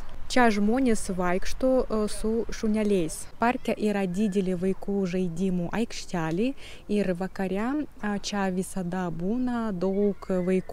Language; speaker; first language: Lithuanian; non-native, learner; Russian